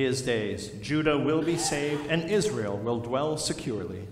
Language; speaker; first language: English; native; English